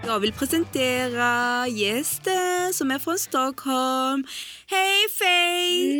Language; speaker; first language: Swedish; early bilingual, other home language; Arabic